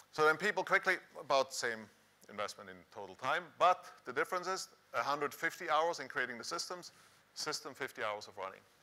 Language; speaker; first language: English; non-native, fluent; Swiss German